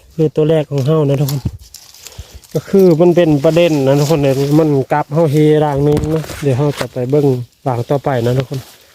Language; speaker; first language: Thai; native; Thai